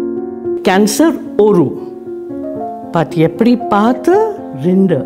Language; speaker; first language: Tamil; non-native, learner; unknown